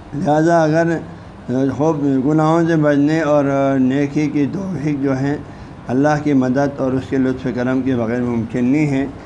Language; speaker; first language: Urdu; non-native, local second language; Balti